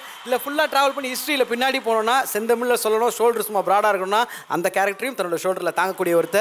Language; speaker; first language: Tamil; native; Tamil